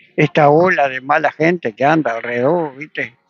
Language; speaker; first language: Spanish; native; Spanish